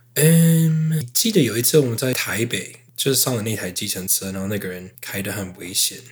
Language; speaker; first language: Chinese; native; Chinese